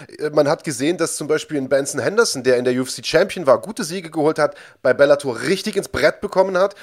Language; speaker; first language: German; native; German